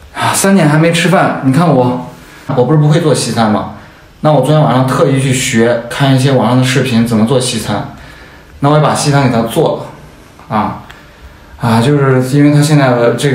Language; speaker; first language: Chinese; native; Chinese